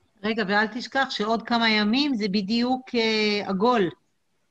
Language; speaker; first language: Hebrew; native; Hebrew